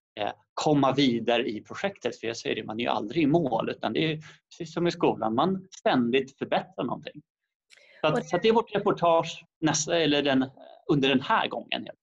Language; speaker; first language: Swedish; native; Swedish